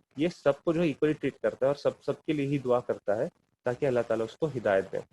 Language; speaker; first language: Urdu; non-native, local second language; Kannada